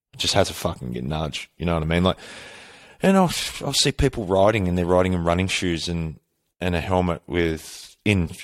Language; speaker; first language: English; native; English